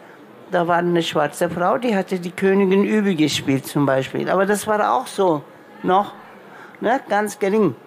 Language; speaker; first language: German; non-native, local second language; Turkish